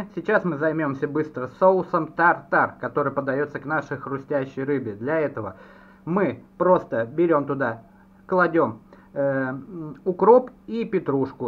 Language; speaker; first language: Russian; native; Russian